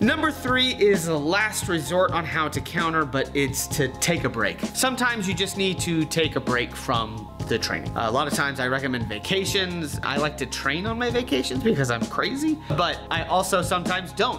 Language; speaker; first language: English; native; English